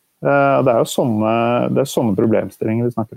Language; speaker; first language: Norwegian; native; Norwegian